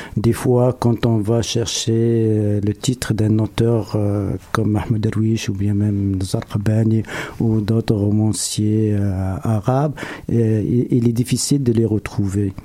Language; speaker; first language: French; non-native, local second language; Arabic